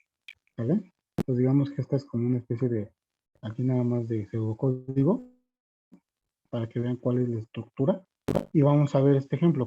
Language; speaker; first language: Spanish; native; Spanish